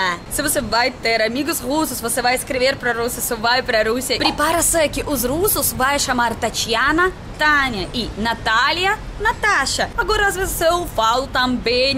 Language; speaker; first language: Portuguese; non-native, fluent; Russian